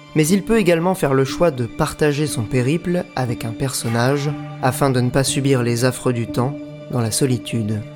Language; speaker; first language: French; early bilingual, other home language; Turkish